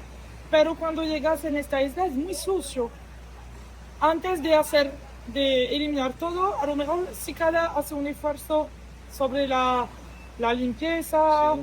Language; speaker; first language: Spanish; non-native, learner; French